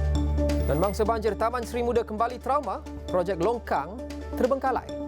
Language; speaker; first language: Malay; native; Malay